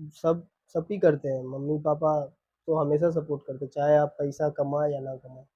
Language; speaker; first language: Hindi; non-native, local second language; Bangla